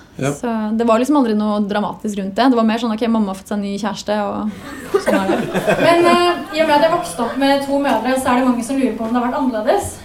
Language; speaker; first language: Norwegian; native; Norwegian